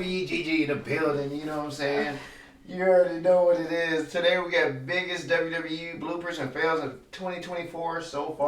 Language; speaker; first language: English; native; English